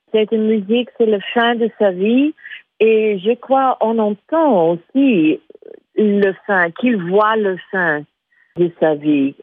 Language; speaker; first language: French; non-native, fluent; English